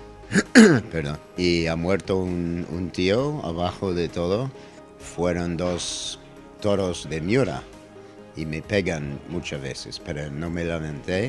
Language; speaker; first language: Spanish; non-native, learner; English